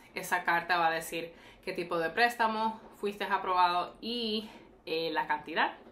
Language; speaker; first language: Spanish; early bilingual, heritage; Spanish